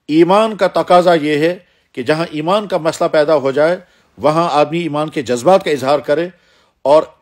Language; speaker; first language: Urdu; non-native, local second language; Kashmiri